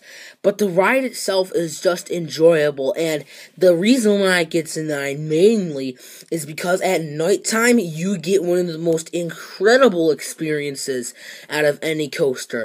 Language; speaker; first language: English; native; English